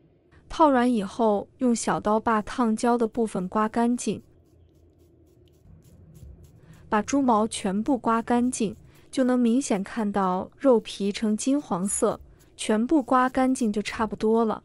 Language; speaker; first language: Chinese; native; Chinese